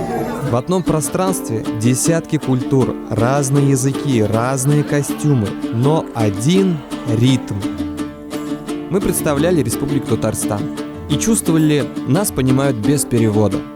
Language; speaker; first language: Russian; non-native, local second language; Tatar